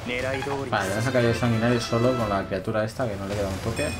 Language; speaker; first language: Spanish; native; Spanish